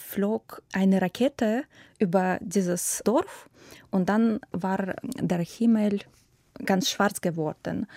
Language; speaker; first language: German; non-native, fluent; Ukrainian